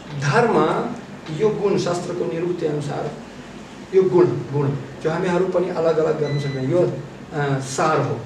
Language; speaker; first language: Nepali; non-native, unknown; Russian